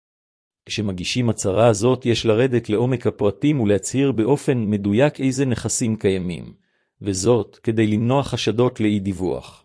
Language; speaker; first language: Hebrew; native; Hebrew